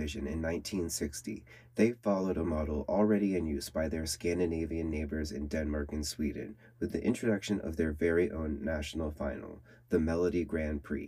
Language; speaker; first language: English; native; English